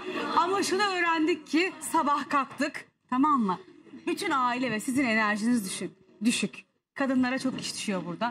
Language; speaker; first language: Turkish; native; Turkish